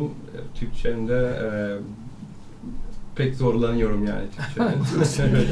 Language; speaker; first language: Turkish; non-native, learner; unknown